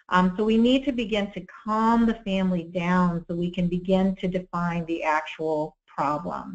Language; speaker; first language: English; native; English